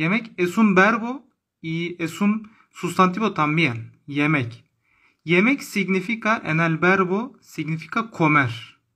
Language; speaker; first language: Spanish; non-native, learner; Turkish